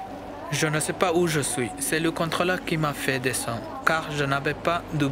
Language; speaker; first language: French; non-native, learner; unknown